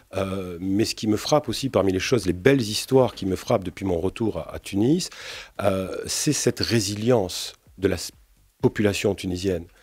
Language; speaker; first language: French; native; French